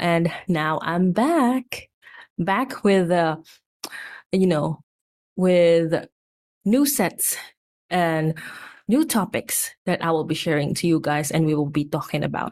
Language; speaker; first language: English; non-native, local second language; Filipino